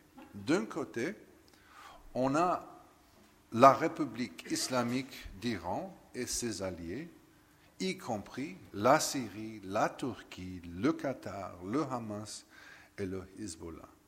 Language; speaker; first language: French; non-native, fluent; English